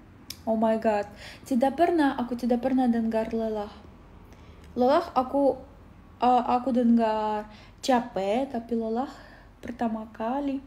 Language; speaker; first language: Indonesian; non-native, learner; Russian